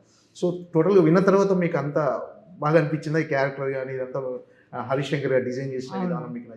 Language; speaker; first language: Telugu; native; Telugu